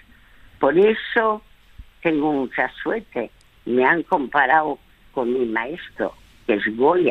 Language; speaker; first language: Spanish; early bilingual, other home language; French